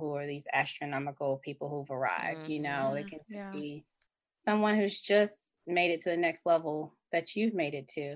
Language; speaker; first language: English; native; English